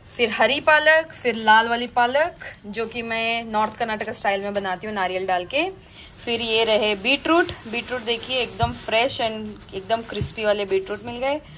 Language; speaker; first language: Hindi; non-native, local second language; Marathi